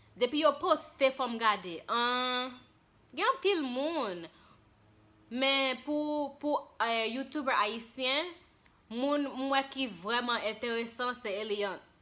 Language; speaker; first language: Haitian Creole; early bilingual, heritage; Haitian Creole